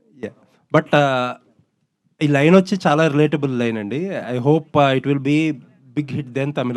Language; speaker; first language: Telugu; native; Telugu